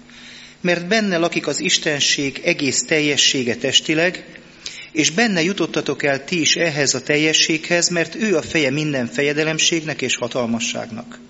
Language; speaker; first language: Hungarian; native; Hungarian